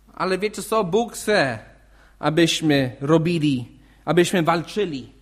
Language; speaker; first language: Polish; non-native, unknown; English